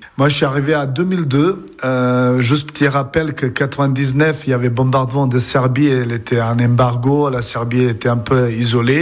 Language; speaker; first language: French; non-native, fluent; Serbian